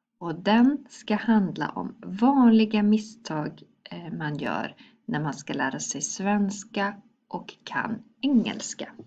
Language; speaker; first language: Swedish; native; Swedish